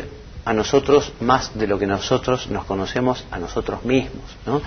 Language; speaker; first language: Spanish; native; Spanish